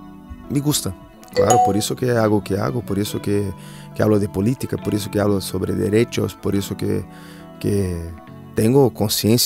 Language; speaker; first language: Spanish; non-native, fluent; Portuguese